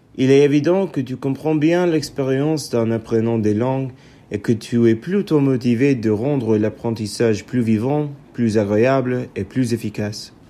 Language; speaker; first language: French; non-native, learner; English